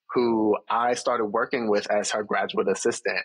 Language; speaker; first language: English; native; English